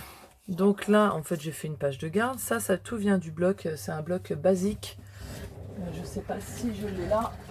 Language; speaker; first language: French; native; French